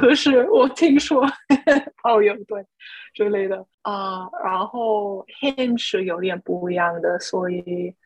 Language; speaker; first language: Chinese; non-native, fluent; English